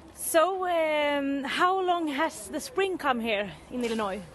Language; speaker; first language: English; non-native, fluent; Swedish